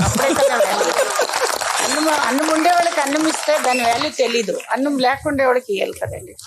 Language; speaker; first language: Telugu; non-native, local second language; Kannada